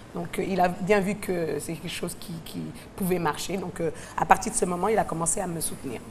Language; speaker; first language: French; non-native, local second language; Wolof